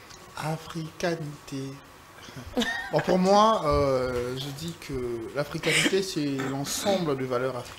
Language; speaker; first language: French; non-native, local second language; Lingala